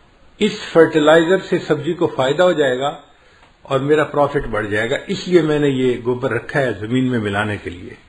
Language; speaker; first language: Urdu; native; Urdu